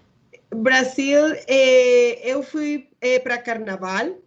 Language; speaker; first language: Portuguese; non-native, learner; Spanish